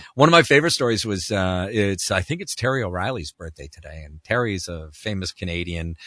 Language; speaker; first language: English; native; English